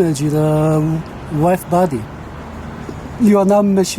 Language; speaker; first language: English; non-native, learner; Chinese